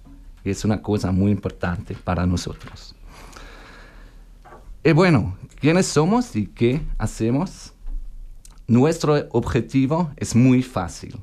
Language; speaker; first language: Spanish; non-native, learner; German